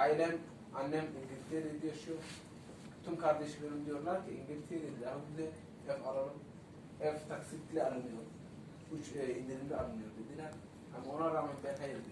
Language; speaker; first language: Turkish; non-native, fluent; Somali